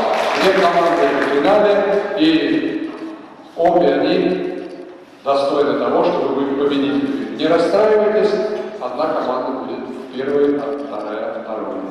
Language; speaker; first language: Russian; native; Russian